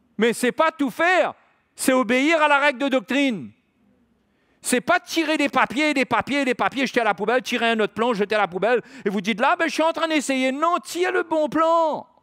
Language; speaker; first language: French; native; French